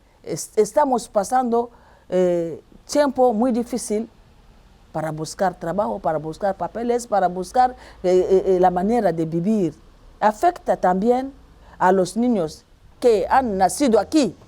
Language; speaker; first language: Spanish; non-native, learner; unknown